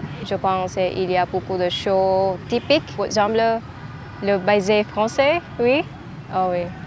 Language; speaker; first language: French; non-native, learner; Vietnamese